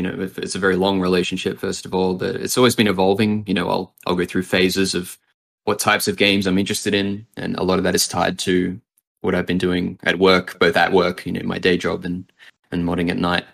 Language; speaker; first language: English; native; English